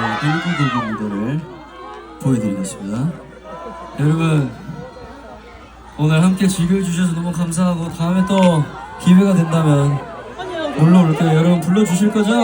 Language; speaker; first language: Korean; early bilingual, heritage; Korean